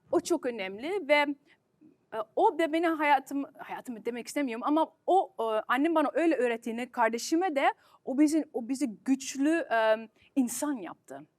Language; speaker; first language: Turkish; early bilingual, heritage; Turkish